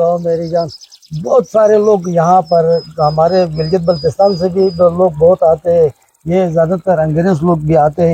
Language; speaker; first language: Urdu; non-native, local second language; Shina